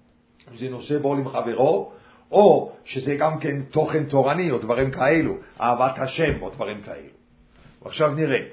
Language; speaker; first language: Hebrew; non-native, fluent; English